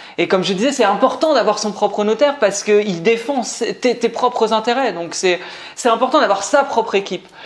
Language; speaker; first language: French; native; French